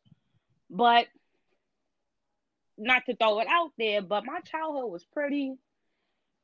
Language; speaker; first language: English; native; English